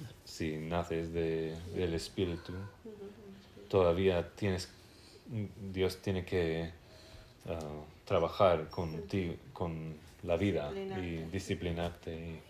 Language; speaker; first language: Spanish; non-native, fluent; English